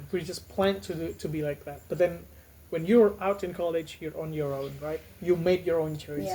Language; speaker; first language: English; non-native, fluent; Indonesian